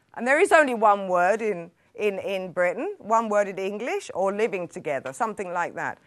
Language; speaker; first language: English; native; English